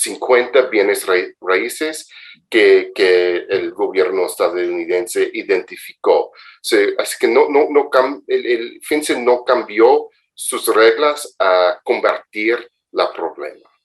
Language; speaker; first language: Spanish; non-native, fluent; English